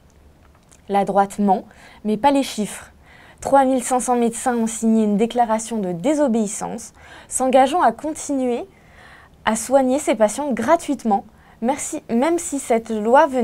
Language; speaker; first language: French; native; French